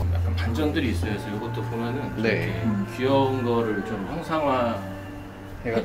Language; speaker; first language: Korean; native; Korean